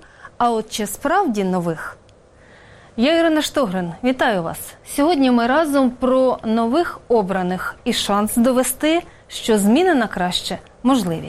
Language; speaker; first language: Ukrainian; native; Ukrainian